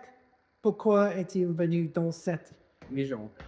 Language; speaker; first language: French; non-native, fluent; English